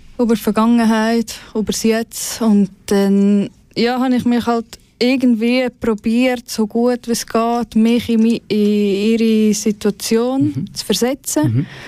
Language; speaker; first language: German; native; German